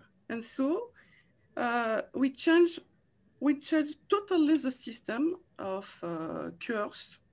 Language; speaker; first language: English; non-native, learner; French